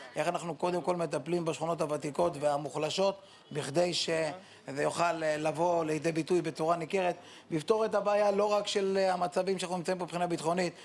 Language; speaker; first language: Hebrew; native; Hebrew